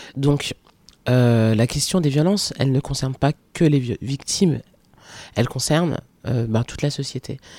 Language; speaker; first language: French; early bilingual, other home language; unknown